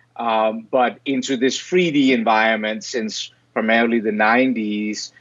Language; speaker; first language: English; non-native, fluent; Danish